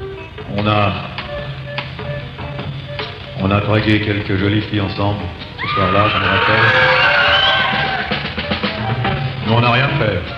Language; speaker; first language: French; native; French